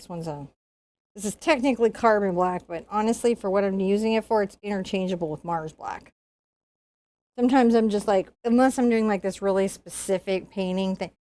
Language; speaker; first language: English; native; English